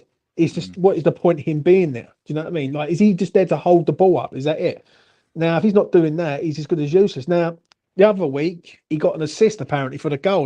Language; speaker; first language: English; native; English